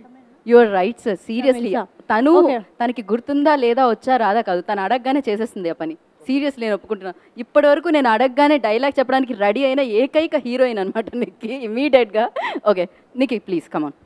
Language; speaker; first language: Telugu; native; Telugu